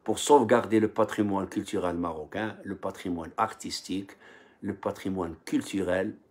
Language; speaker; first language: French; non-native, local second language; Arabic